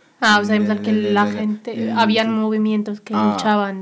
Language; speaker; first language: Spanish; non-native, local second language; Berber languages